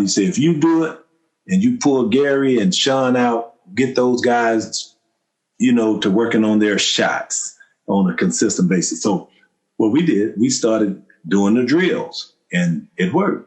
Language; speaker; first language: English; native; English